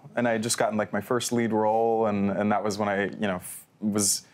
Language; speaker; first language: English; native; English